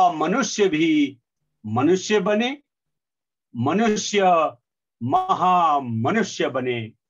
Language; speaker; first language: Hindi; non-native, local second language; Nepali